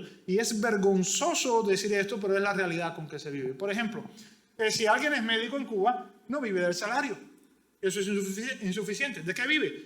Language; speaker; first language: Spanish; native; Spanish